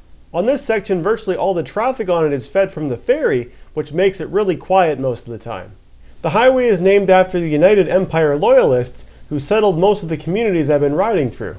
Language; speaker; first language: English; native; English